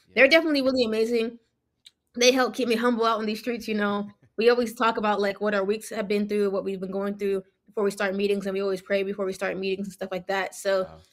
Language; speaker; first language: English; early bilingual, other home language; Yoruba